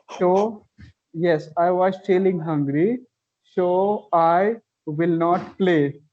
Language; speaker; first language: English; non-native, learner; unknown